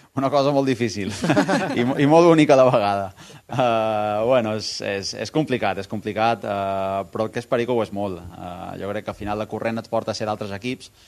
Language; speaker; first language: Catalan; native; Catalan